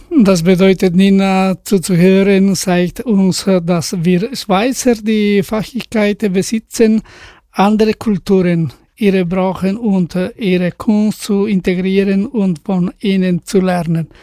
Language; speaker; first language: German; non-native, fluent; Spanish